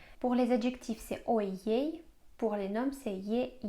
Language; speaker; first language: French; non-native, fluent; Russian